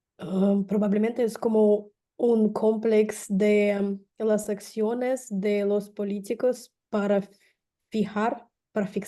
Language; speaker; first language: Spanish; non-native, learner; Portuguese